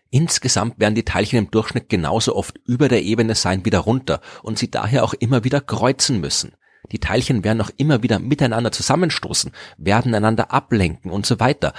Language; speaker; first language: German; native; German